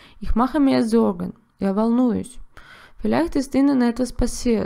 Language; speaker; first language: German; non-native, learner; Russian